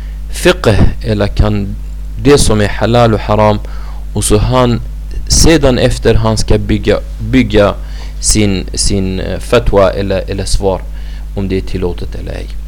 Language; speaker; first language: Swedish; non-native, fluent; Arabic